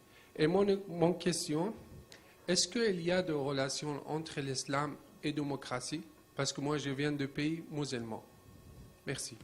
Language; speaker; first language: French; non-native, learner; Persian